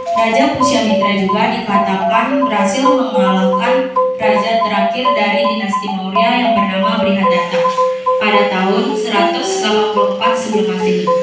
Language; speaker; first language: Indonesian; native; Indonesian